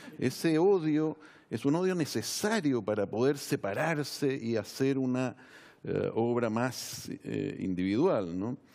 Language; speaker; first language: Spanish; native; Spanish